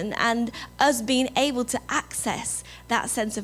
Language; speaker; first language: English; native; English